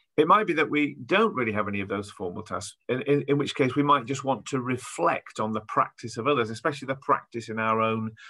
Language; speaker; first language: English; native; English